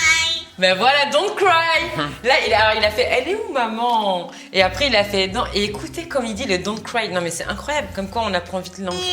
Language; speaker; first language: French; native; French